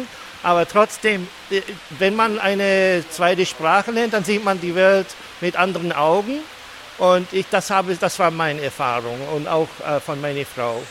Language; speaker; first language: German; non-native, fluent; English